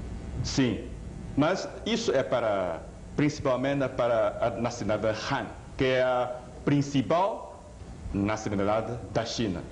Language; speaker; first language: Portuguese; non-native, fluent; Chinese